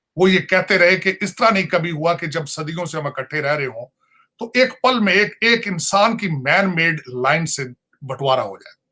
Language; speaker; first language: Urdu; non-native, local second language; Punjabi